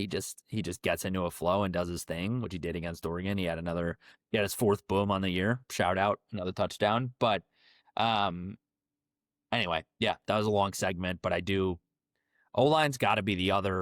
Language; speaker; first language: English; native; English